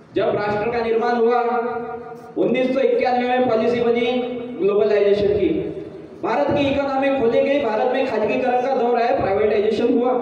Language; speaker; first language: Hindi; non-native, local second language; Marathi